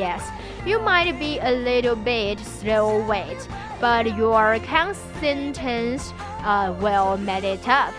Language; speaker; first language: English; non-native, learner; Chinese